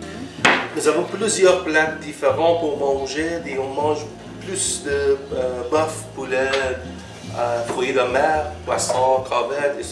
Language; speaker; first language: French; non-native, learner; Persian